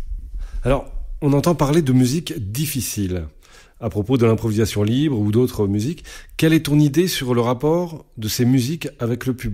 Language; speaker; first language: French; native; French